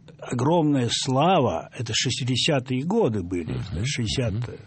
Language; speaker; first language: Russian; native; Russian